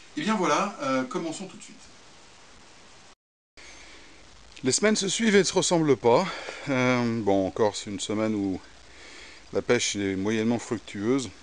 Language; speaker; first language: French; native; French